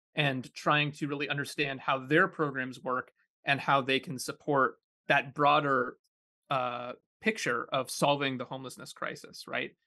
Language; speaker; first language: English; native; English